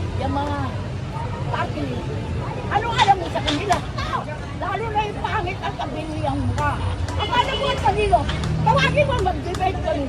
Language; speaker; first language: Filipino; non-native, local second language; Iloko